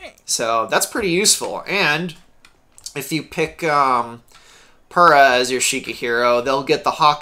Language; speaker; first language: English; native; English